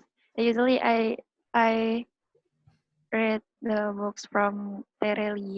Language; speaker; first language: English; non-native, learner; Indonesian